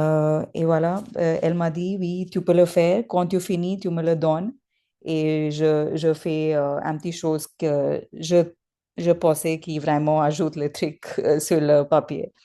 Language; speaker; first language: French; non-native, learner; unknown